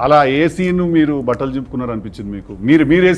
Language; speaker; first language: Telugu; native; Telugu